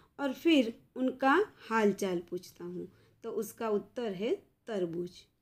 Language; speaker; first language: Hindi; non-native, local second language; Gujarati